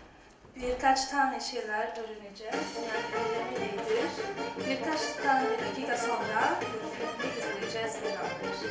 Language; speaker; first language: Turkish; non-native, learner; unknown